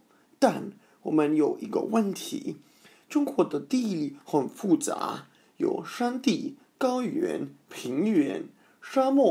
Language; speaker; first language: Chinese; non-native, fluent; English